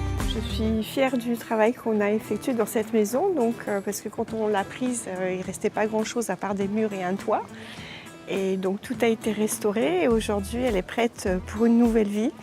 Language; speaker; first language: French; native; French